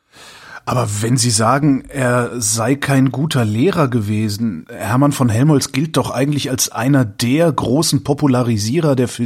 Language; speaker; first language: German; native; German